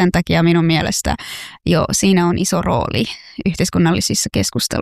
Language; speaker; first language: Finnish; non-native, fluent; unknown